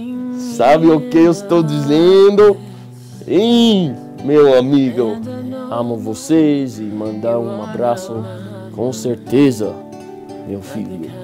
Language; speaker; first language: Portuguese; non-native, learner; English